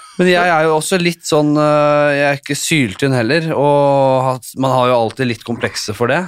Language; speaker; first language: Norwegian; native; Norwegian